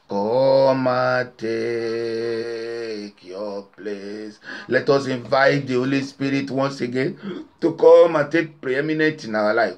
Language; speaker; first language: English; non-native, local second language; Yoruba